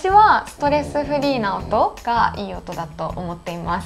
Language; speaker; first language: Japanese; native; Japanese